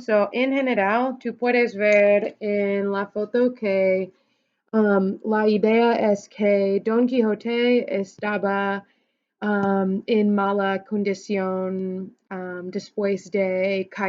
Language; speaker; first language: Spanish; non-native, fluent; English